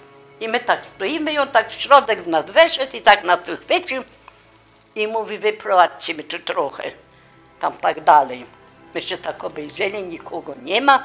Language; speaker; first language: Polish; non-native, local second language; Kashubian